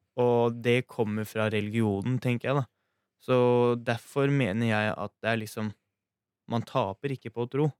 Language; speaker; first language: Norwegian; early bilingual, other home language; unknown